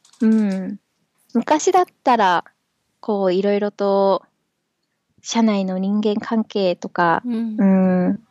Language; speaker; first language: Japanese; native; Japanese